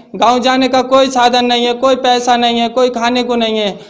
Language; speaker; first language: Hindi; native; Hindi